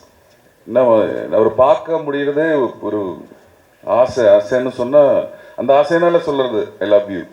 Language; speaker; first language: Tamil; native; Tamil